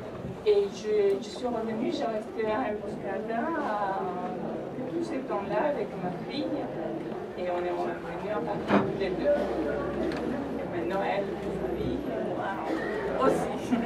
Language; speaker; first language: French; non-native, fluent; Spanish